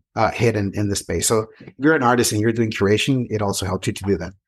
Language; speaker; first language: English; non-native, fluent; Spanish